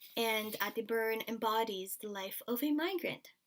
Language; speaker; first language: English; non-native, local second language; Filipino